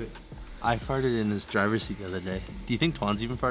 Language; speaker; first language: English; native; English